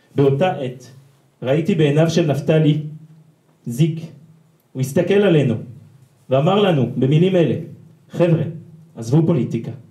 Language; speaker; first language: Hebrew; non-native, fluent; French